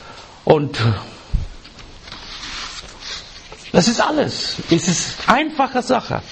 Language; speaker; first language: German; non-native, learner; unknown